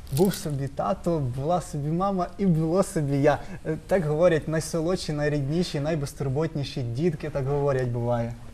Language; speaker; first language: Ukrainian; native; Ukrainian